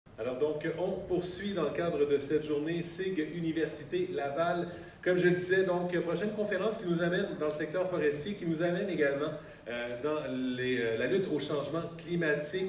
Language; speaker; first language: French; native; French